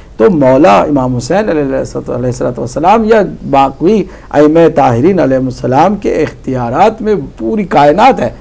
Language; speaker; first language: Urdu; native; Urdu